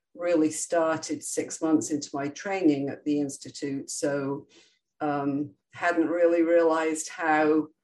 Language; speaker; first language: English; native; English